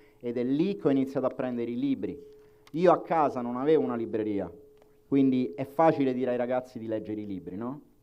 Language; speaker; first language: Italian; native; Italian